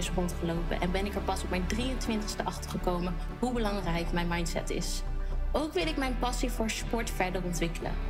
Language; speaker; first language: Dutch; native; Dutch